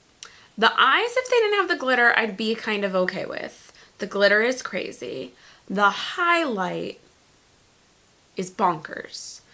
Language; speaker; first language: English; native; English